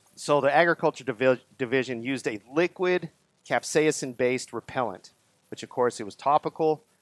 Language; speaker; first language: English; native; English